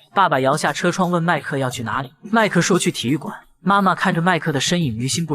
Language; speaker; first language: Chinese; native; Chinese